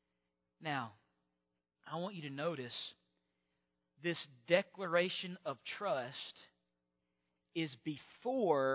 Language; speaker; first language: English; native; English